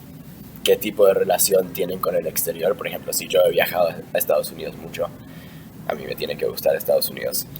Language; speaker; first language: Spanish; early bilingual, heritage; Spanish